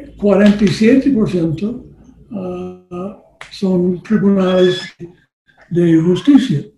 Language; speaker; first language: Spanish; non-native, learner; English